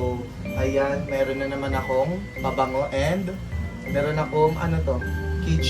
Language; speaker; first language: Filipino; native; Filipino